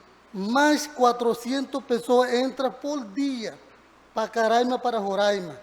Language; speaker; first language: Portuguese; non-native, learner; Spanish